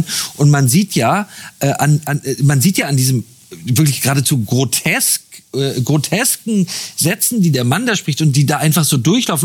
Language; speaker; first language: German; native; German